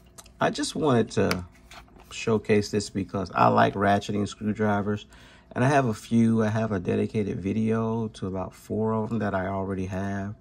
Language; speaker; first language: English; native; English